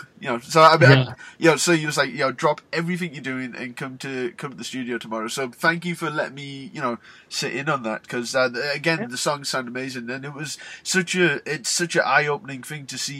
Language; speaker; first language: English; native; English